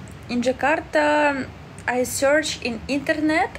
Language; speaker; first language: English; non-native, learner; Russian